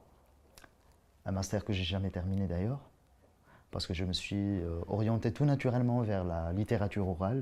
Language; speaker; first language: French; non-native, local second language; Arabic